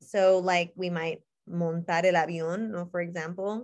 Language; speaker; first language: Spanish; non-native, fluent; English